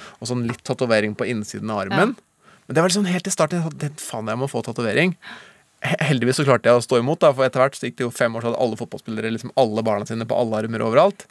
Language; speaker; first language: Norwegian; native; Norwegian